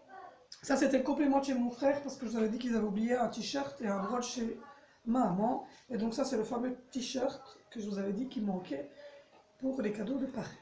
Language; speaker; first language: French; native; French